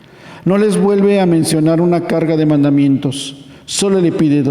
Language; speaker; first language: Spanish; native; Spanish